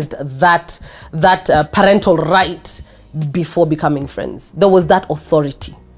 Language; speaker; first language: English; non-native, local second language; Swahili